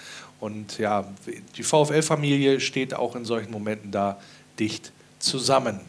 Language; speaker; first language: German; native; German